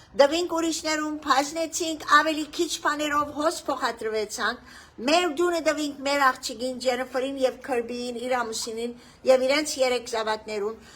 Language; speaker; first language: Armenian; early bilingual, heritage; Armenian